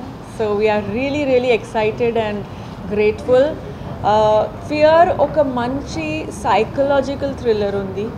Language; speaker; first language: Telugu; non-native, fluent; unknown